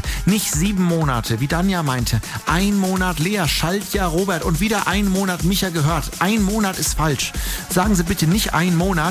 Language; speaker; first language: German; native; German